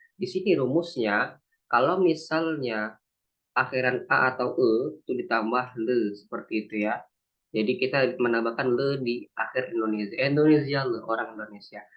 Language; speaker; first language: Indonesian; native; Indonesian